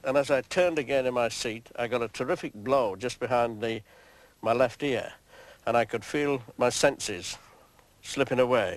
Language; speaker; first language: English; native; English